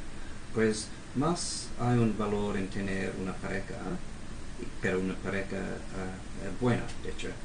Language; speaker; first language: Spanish; non-native, fluent; English